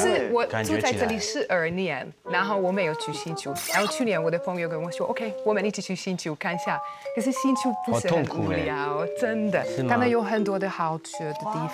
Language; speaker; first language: Chinese; non-native, fluent; Hungarian